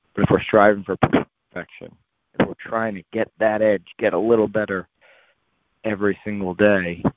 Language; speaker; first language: English; native; English